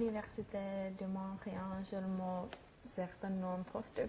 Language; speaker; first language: French; non-native, learner; Finnish